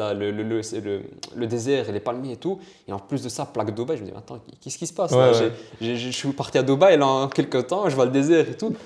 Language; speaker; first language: French; early bilingual, other home language; Italian